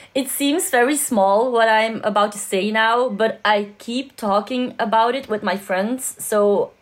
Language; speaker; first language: English; non-native, fluent; Dutch